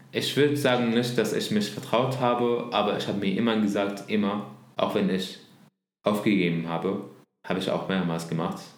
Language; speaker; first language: German; non-native, learner; Arabic